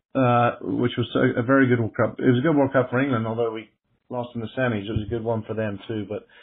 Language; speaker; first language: English; native; English